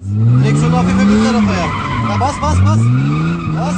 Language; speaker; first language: Turkish; native; Turkish